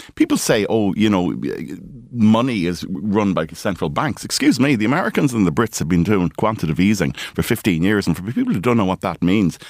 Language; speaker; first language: English; native; English